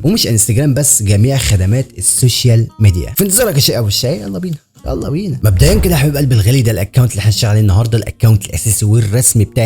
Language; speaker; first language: Arabic; native; Arabic